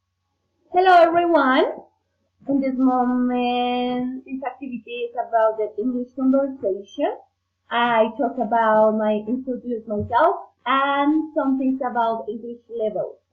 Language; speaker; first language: English; non-native, learner; Spanish